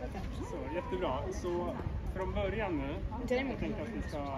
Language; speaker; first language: Swedish; native; Swedish